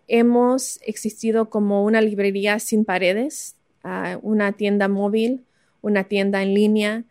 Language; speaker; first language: Spanish; early bilingual, other home language; English